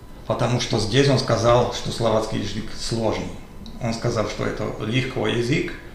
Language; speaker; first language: Russian; non-native, learner; Slovak